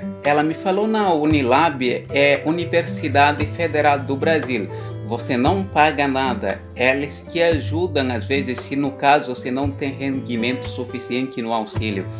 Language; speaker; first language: Portuguese; non-native, local second language; Upper Guinea Crioulo